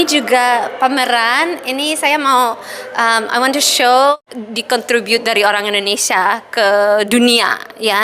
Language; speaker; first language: Indonesian; early bilingual, heritage; Indonesian